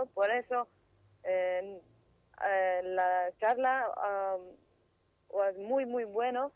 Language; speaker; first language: Spanish; non-native, learner; Kurdish